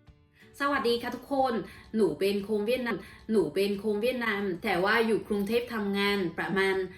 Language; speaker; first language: Thai; non-native, learner; Vietnamese